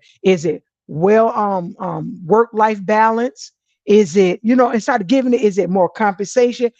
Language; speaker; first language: English; native; English